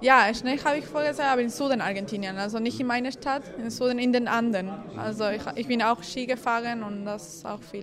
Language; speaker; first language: German; non-native, fluent; Spanish